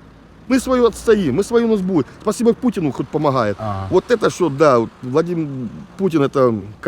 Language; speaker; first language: Russian; native; Russian